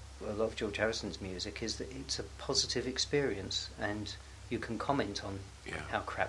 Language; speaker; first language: English; native; English